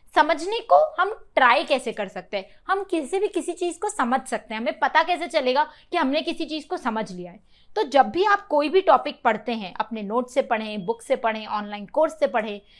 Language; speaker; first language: Hindi; native; Hindi